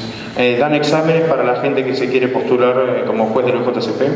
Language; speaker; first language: Spanish; native; Spanish